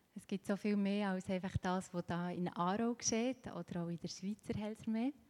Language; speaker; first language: German; native; German